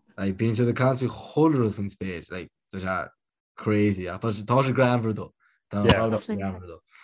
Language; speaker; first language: Irish; native; Irish